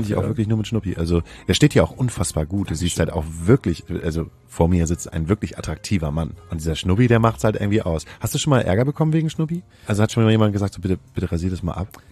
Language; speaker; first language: German; native; German